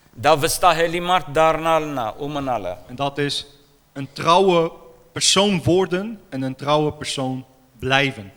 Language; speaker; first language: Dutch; non-native, fluent; Armenian